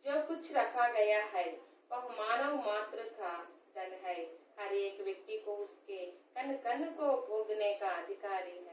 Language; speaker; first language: Hindi; non-native, local second language; Telugu